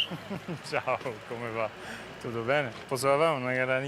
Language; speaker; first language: Italian; non-native, learner; English